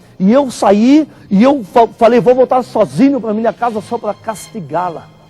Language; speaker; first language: Portuguese; non-native, fluent; Arabic